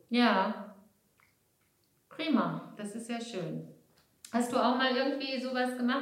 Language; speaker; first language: German; native; German